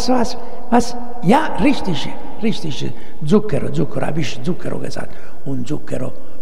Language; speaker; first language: German; non-native, learner; Italian